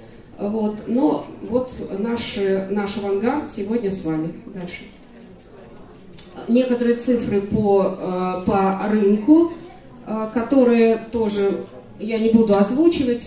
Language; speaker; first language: Russian; native; Russian